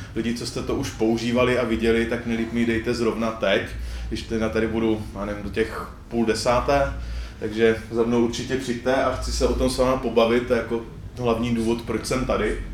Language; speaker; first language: Czech; native; Czech